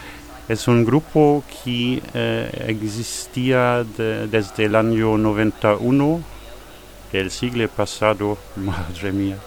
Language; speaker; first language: Spanish; non-native, fluent; German